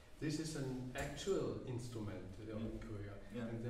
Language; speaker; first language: English; non-native, learner; Korean